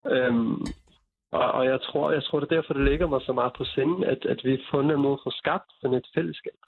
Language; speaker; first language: Danish; early bilingual, other home language; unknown